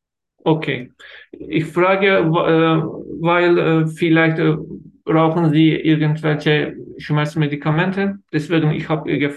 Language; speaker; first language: German; non-native, learner; Turkish